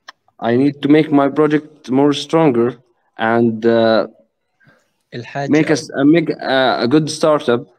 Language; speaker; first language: English; non-native, learner; Arabic